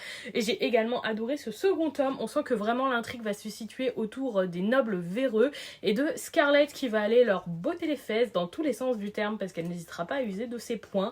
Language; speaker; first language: French; native; French